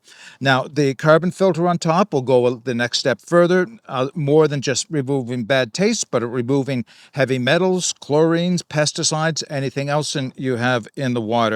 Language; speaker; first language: English; native; English